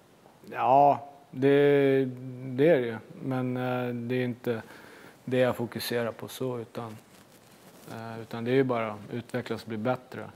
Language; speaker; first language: Swedish; native; Swedish